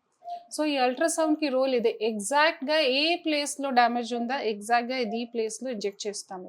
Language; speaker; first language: Telugu; non-native, local second language; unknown